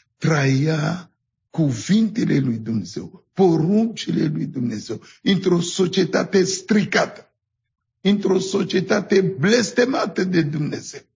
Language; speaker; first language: Romanian; non-native, fluent; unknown